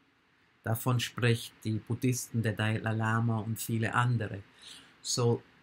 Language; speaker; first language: German; non-native, fluent; English